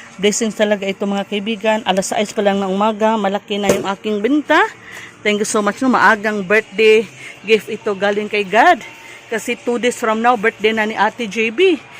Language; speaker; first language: Filipino; non-native, local second language; Cebuano